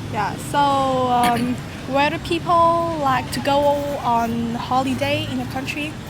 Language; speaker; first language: English; non-native, learner; Vietnamese